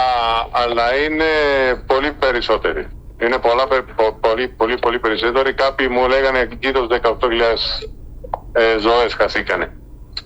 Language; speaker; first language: Greek; early bilingual, heritage; Spanish